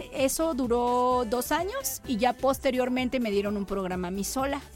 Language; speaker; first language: Spanish; native; Spanish